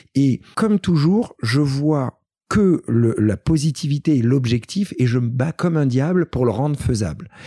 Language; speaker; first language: French; early bilingual, other home language; Greek